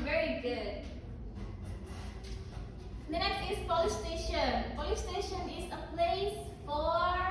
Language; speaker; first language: English; non-native, fluent; Indonesian